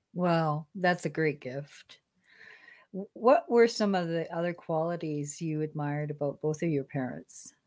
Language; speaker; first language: English; native; English